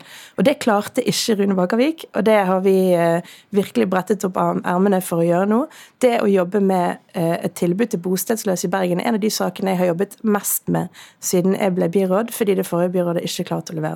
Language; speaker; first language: Norwegian; native; Norwegian